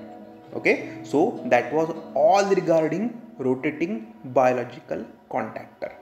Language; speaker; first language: English; non-native, local second language; Hindi